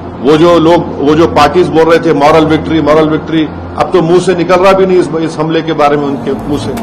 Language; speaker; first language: Hindi; native; Hindi